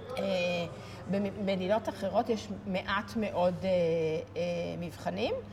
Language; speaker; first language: Hebrew; native; Hebrew